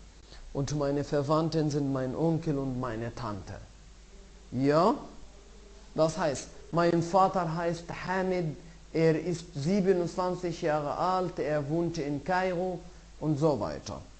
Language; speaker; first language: German; non-native, fluent; Arabic